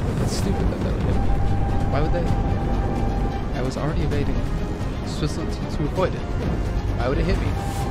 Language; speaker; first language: English; native; English